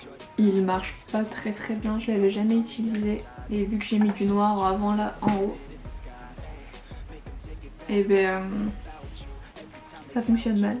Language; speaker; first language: French; native; French